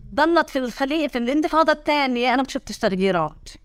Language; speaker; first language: Arabic; native; Arabic